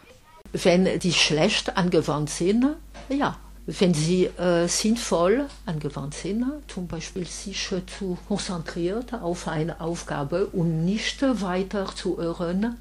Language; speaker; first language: German; non-native, fluent; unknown